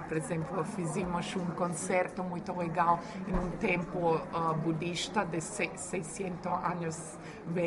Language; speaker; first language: Portuguese; non-native, fluent; Croatian